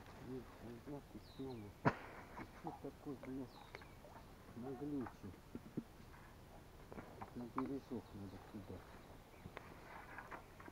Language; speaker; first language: Russian; native; Russian